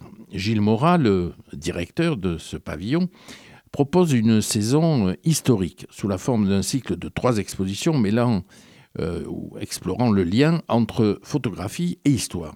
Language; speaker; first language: French; native; French